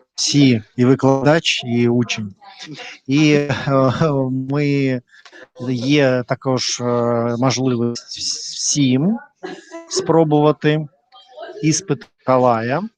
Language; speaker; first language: Ukrainian; non-native, learner; Russian